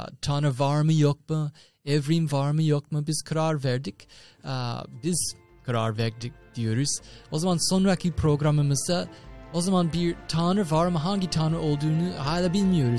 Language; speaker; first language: Turkish; non-native, fluent; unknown